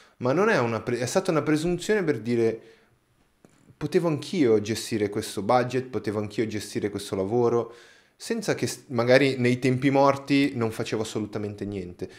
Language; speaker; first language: Italian; non-native, fluent; Portuguese